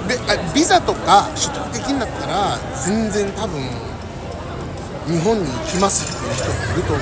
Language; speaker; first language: Japanese; non-native, fluent; English